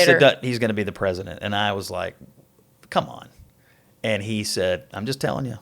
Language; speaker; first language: English; native; English